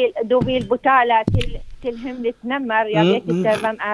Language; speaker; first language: Swedish; non-native, learner; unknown